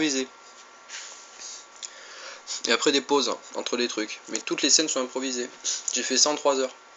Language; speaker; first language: French; native; French